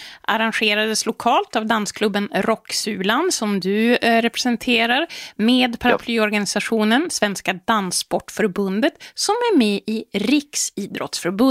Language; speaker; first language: Swedish; native; Swedish